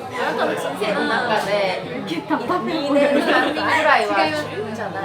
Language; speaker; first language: Japanese; non-native, learner; Korean